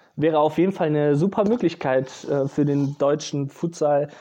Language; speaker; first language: German; native; German